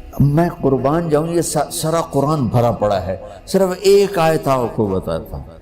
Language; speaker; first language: Urdu; non-native, local second language; Punjabi